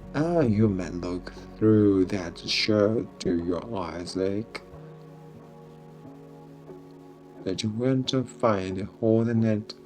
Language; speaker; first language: English; non-native, fluent; Japanese